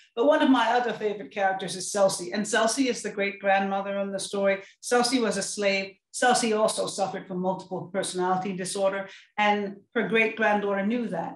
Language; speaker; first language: English; native; English